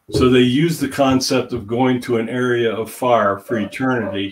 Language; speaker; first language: English; native; English